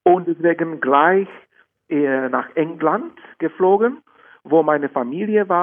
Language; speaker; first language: German; non-native, fluent; Czech